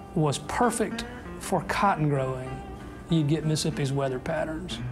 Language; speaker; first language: English; native; English